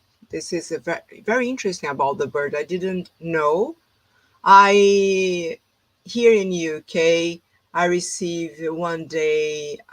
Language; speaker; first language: English; non-native, fluent; Portuguese